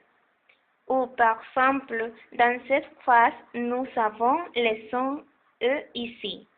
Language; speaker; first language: French; non-native, learner; Spanish